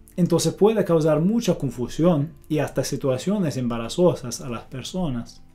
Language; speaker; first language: Spanish; non-native, fluent; English